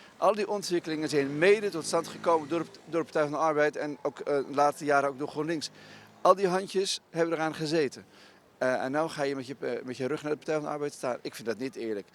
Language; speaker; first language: Dutch; non-native, fluent; Riffian